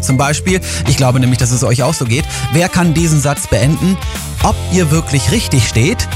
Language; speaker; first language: German; native; German